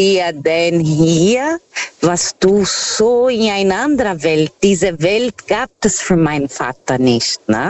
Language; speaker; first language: German; non-native, learner; Portuguese